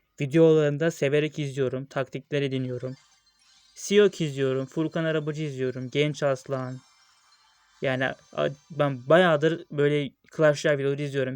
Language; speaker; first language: Turkish; native; Turkish